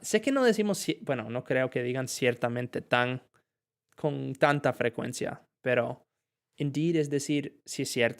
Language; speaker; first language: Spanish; non-native, fluent; English